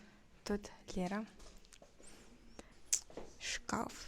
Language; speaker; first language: Russian; non-native, fluent; Mongolian